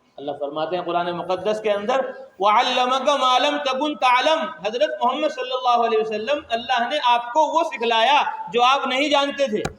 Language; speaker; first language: Urdu; native; Urdu